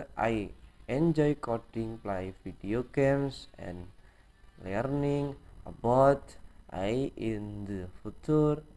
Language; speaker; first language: English; non-native, learner; Indonesian